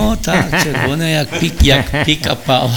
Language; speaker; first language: Polish; early bilingual, heritage; Polish